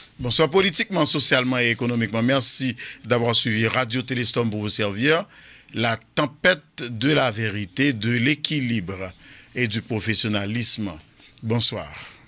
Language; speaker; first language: French; non-native, local second language; Haitian Creole